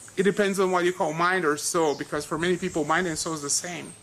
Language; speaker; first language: English; non-native, fluent; Portuguese